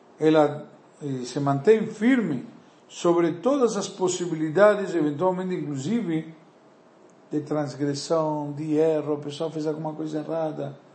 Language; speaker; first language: Portuguese; non-native, fluent; Spanish